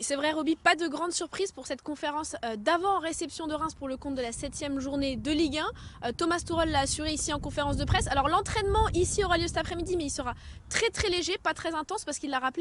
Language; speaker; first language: French; native; French